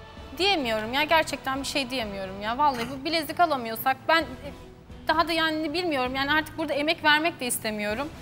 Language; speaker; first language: Turkish; native; Turkish